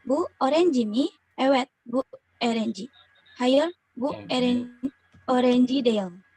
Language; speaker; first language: Turkish; non-native, learner; Indonesian